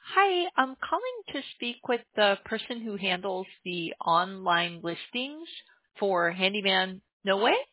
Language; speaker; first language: English; native; English